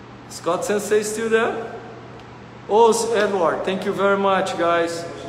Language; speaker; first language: English; non-native, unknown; Portuguese